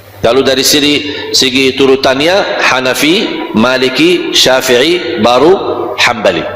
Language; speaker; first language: Malay; non-native, fluent; Arabic